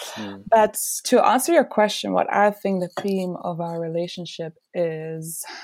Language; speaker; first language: English; non-native, fluent; Dutch